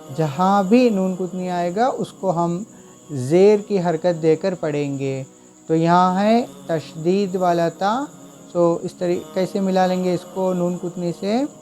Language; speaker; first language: Urdu; native; Urdu